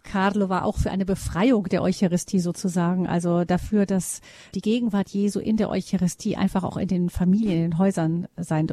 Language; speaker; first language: German; native; German